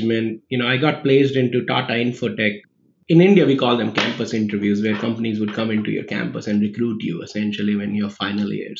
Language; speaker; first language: English; non-native, local second language; Hindi